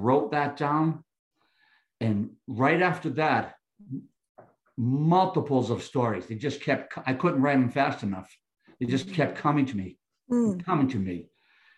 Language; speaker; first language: English; native; English